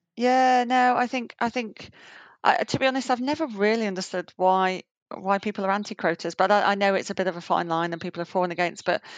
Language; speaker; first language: English; native; English